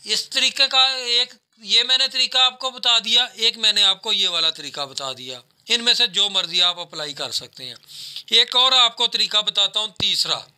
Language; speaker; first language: Urdu; non-native, local second language; Punjabi